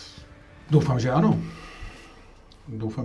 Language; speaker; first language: Czech; native; Czech